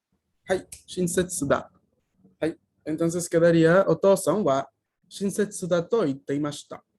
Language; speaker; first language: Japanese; non-native, fluent; Spanish